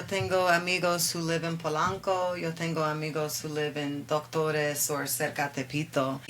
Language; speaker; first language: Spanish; non-native, learner; English